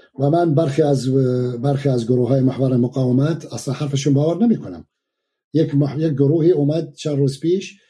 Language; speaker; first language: Persian; non-native, fluent; Arabic